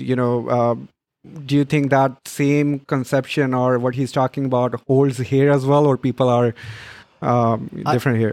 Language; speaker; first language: English; non-native, local second language; Punjabi